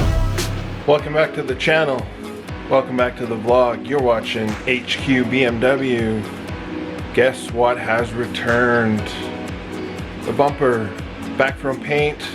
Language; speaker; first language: English; native; English